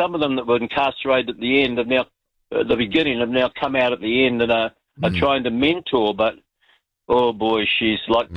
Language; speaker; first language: English; native; English